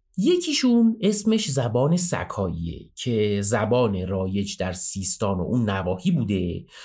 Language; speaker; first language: Persian; native; Persian